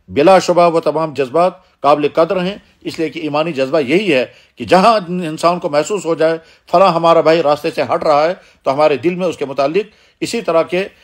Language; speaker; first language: Urdu; non-native, local second language; Kashmiri